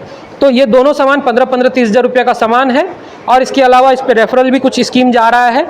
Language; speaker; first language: Hindi; native; Hindi